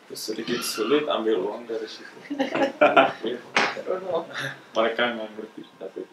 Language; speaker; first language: Indonesian; non-native, fluent; English